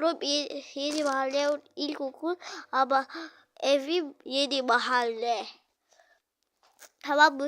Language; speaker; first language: Turkish; early bilingual, other home language; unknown